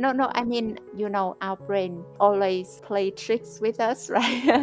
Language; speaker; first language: English; non-native, fluent; Vietnamese